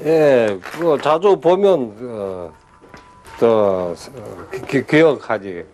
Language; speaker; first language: Korean; early bilingual, heritage; Korean